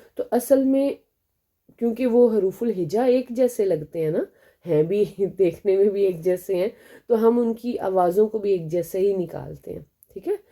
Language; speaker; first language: Urdu; native; Urdu